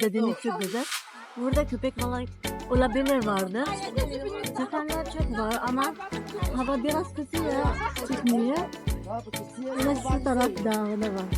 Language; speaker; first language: Turkish; non-native, learner; Arabic